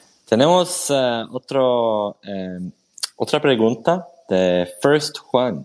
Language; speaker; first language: Spanish; non-native, fluent; Swedish